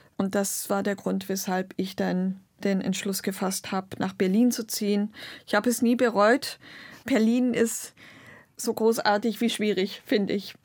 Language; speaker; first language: German; non-native, local second language; Romany